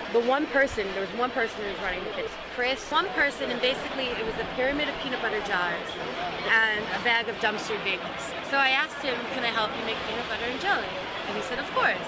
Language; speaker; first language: English; native; English